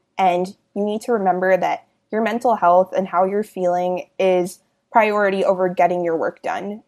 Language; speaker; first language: English; early bilingual, other home language; Hindi